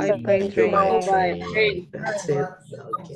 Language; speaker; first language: English; non-native, fluent; Indonesian